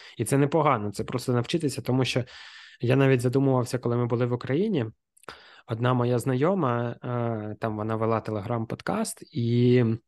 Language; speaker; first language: Ukrainian; non-native, local second language; Russian